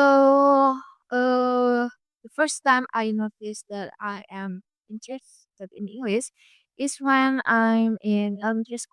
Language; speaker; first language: English; non-native, fluent; Indonesian